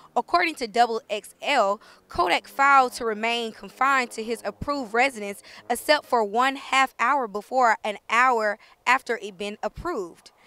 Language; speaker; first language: English; native; English